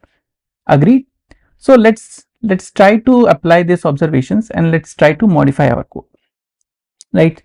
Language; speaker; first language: English; non-native, local second language; Hindi